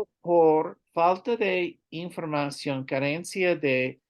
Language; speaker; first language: Spanish; non-native, learner; English